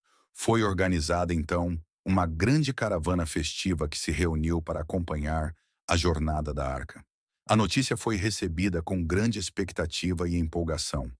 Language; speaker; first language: Portuguese; native; Portuguese